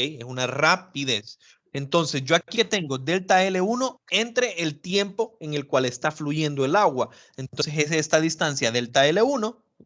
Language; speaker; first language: Spanish; native; Spanish